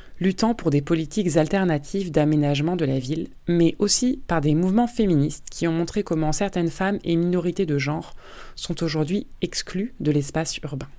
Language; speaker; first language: French; native; French